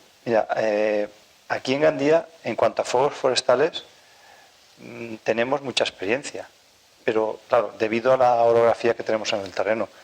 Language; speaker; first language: Spanish; native; Spanish